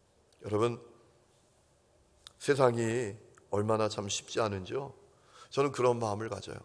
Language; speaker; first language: Korean; native; Korean